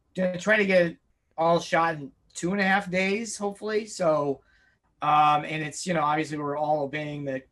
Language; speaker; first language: English; native; English